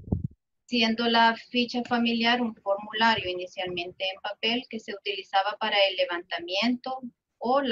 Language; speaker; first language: Spanish; native; Spanish